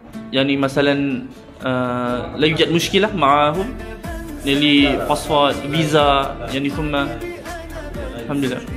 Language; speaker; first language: Arabic; non-native, learner; Malay